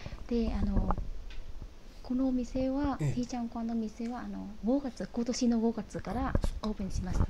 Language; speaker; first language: Japanese; non-native, learner; Vietnamese